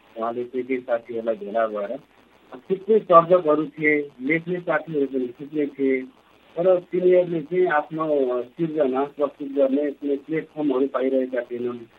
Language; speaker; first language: Nepali; native; Nepali